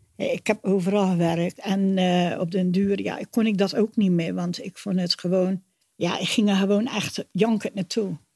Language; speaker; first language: Dutch; native; Dutch